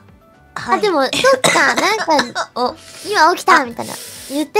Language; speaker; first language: Japanese; native; Japanese